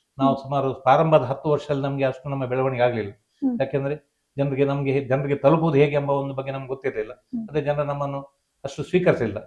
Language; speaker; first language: Kannada; non-native, local second language; Konkani